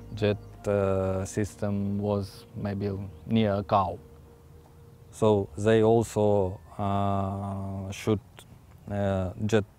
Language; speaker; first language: English; non-native, learner; Ukrainian